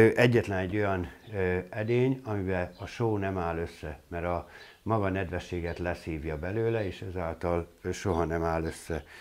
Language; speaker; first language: Hungarian; native; Hungarian